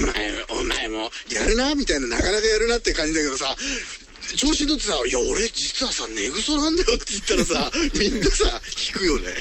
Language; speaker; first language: Japanese; native; Japanese